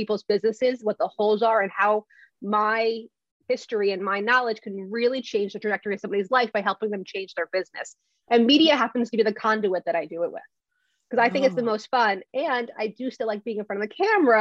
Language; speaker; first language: English; native; English